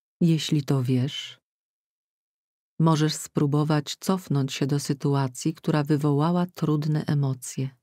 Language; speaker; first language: Polish; native; Polish